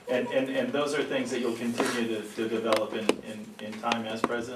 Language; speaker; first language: English; native; English